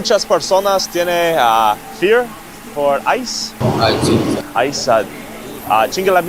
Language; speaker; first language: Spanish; non-native, learner; English